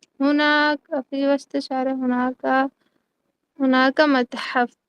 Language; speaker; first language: Arabic; non-native, learner; Urdu